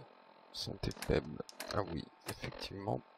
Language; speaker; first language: French; native; French